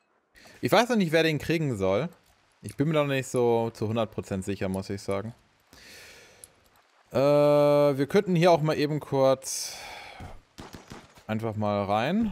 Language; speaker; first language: German; native; German